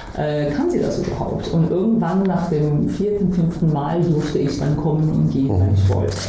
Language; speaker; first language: German; non-native, fluent; Persian